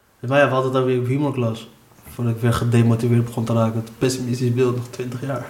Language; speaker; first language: Dutch; early bilingual, other home language; Arabic